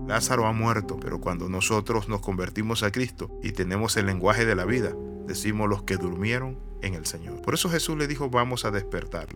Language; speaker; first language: Spanish; native; Spanish